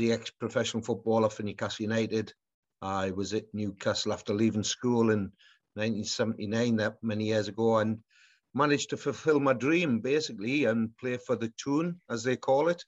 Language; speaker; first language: English; native; English